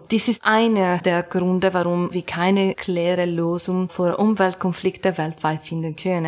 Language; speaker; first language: German; non-native, learner; Italian